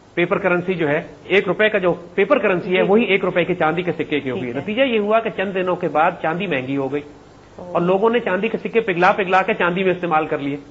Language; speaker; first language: Urdu; native; Urdu